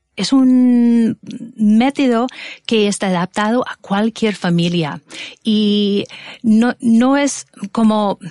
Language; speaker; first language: Spanish; non-native, fluent; English